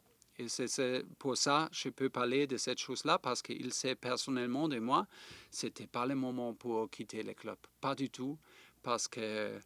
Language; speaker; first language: French; non-native, fluent; German